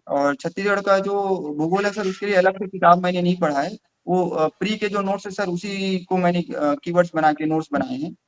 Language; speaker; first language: Hindi; non-native, local second language; Chhattisgarhi